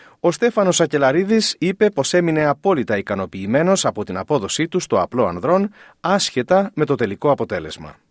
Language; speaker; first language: Greek; native; Greek